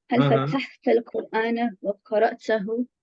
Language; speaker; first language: Arabic; non-native, learner; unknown